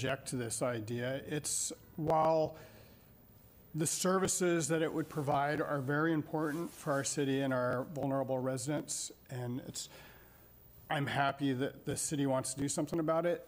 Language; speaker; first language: English; native; English